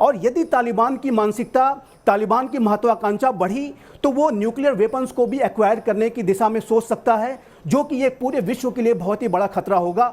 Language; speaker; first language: Hindi; native; Hindi